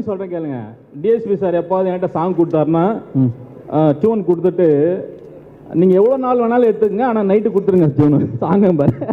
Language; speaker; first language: Tamil; native; Tamil